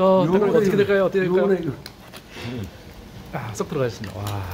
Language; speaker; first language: Korean; native; Korean